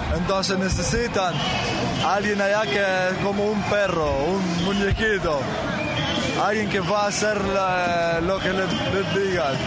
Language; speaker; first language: Spanish; non-native, fluent; Arabic